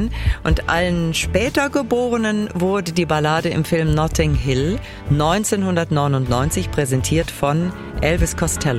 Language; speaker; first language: German; native; German